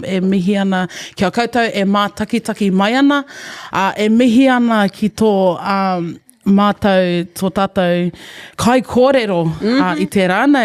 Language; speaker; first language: Māori; non-native, local second language; English